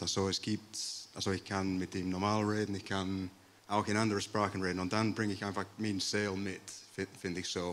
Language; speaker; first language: German; non-native, fluent; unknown